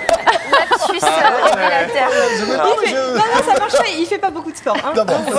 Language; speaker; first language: French; native; French